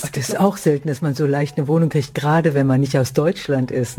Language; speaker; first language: German; native; German